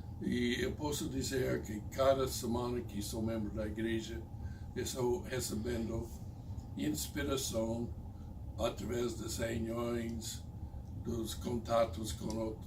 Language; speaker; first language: Portuguese; non-native, fluent; English